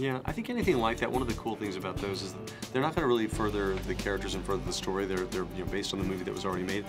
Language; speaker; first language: English; native; English